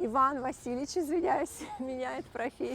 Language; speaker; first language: Russian; native; Russian